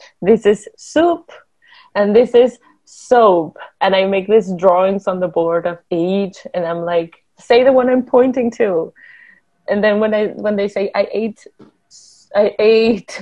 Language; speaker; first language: English; non-native, fluent; Spanish